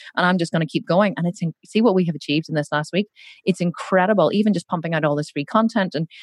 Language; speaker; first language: English; native; English